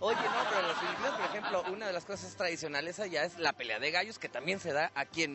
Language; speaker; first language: Spanish; native; Spanish